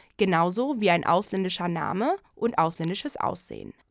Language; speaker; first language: German; native; German